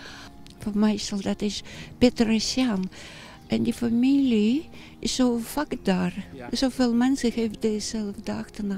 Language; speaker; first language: Dutch; non-native, learner; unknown